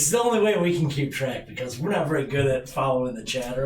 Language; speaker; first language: English; native; English